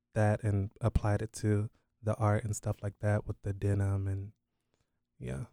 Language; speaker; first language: English; native; English